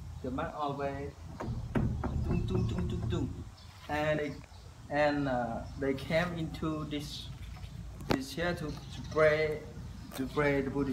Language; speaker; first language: English; non-native, learner; Khmer